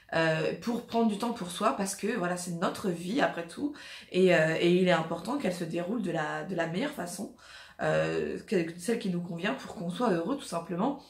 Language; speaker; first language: French; native; French